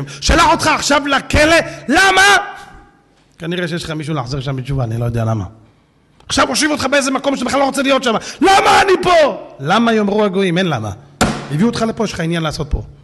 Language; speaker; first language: Hebrew; native; Hebrew